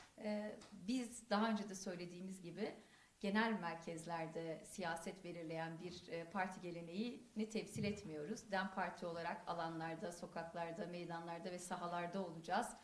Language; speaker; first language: Turkish; non-native, local second language; Kurdish